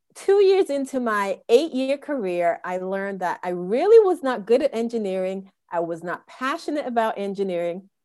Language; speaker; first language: English; native; English